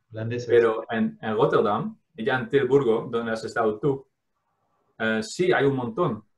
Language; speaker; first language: Spanish; non-native, fluent; Dutch